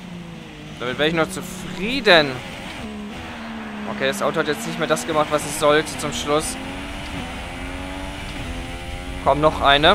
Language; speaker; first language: German; native; German